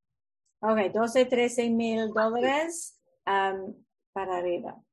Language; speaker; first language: Spanish; non-native, fluent; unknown